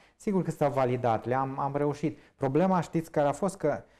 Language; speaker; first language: Romanian; native; Romanian